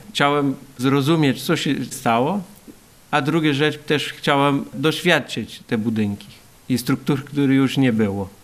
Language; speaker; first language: Polish; non-native, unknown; Portuguese